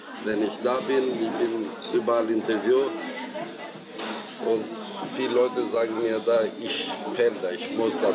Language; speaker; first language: German; non-native, learner; Albanian